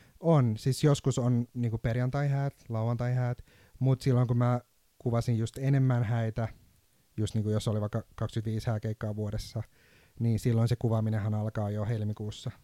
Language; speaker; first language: Finnish; non-native, fluent; Turkish